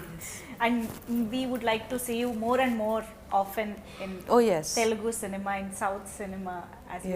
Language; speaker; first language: Telugu; native; Telugu